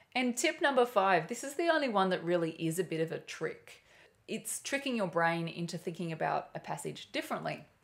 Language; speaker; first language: English; native; English